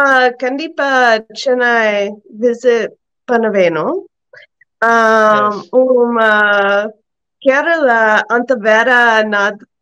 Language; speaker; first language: Tamil; non-native, learner; English